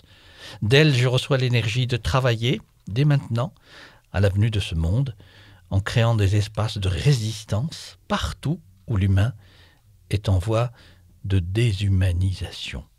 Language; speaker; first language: French; native; French